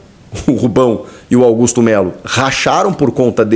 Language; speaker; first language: Portuguese; native; Portuguese